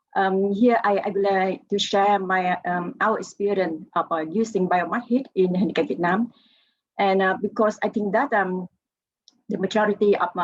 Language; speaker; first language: English; non-native, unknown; Vietnamese